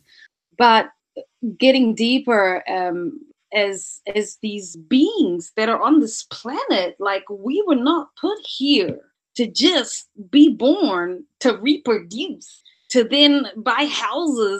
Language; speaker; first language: English; native; English